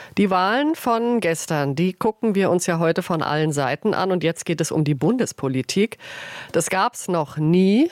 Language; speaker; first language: German; native; German